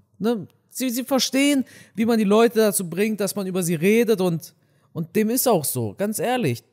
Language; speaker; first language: German; native; German